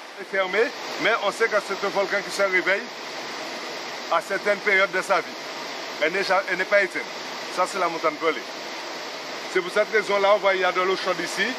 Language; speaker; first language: French; native; French